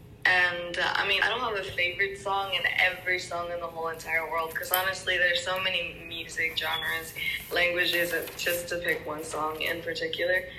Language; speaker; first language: English; early bilingual, other home language; Spanish